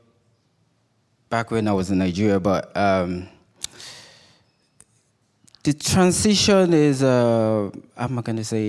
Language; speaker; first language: English; non-native, local second language; Yoruba